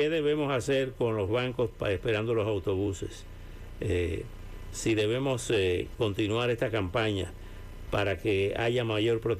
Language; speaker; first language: Spanish; native; Spanish